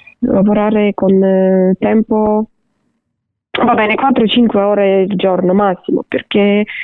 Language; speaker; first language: Italian; non-native, learner; Ukrainian